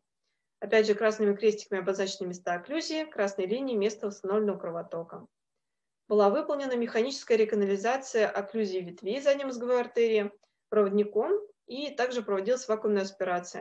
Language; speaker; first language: Russian; native; Russian